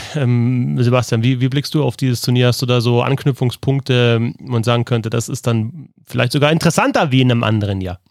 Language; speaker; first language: German; native; German